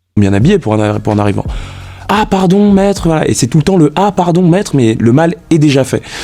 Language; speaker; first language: French; native; French